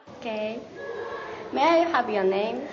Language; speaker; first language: English; non-native, learner; Japanese